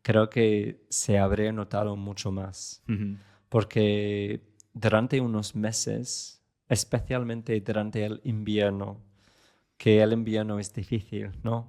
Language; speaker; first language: Spanish; non-native, fluent; English